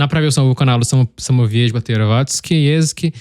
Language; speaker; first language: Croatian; non-native, learner; Portuguese